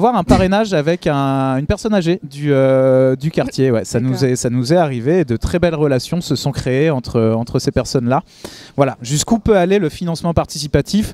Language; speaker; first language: French; native; French